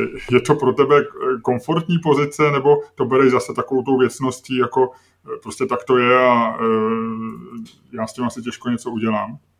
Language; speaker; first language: Czech; native; Czech